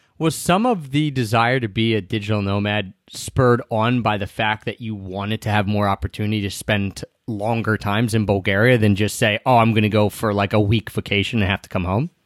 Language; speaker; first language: English; native; English